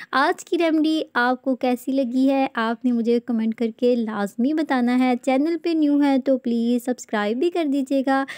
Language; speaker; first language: Urdu; native; Urdu